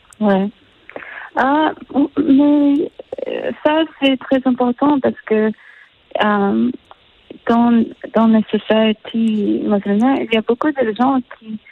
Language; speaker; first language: French; non-native, learner; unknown